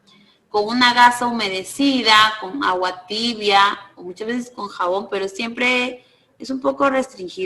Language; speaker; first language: Spanish; native; Spanish